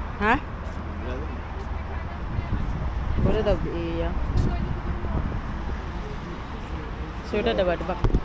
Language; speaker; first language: Turkish; non-native, learner; Filipino